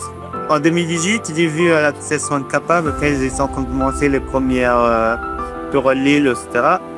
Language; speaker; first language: French; native; French